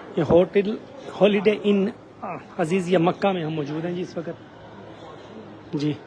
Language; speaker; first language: Urdu; non-native, local second language; Saraiki